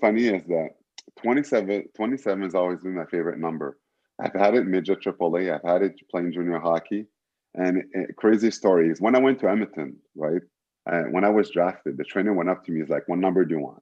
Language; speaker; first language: English; native; English